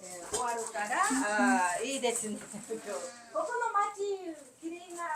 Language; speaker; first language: Japanese; non-native, learner; Korean